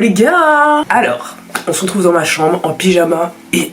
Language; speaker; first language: French; native; French